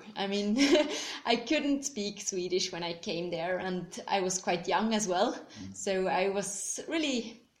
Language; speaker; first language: English; non-native, fluent; Swiss German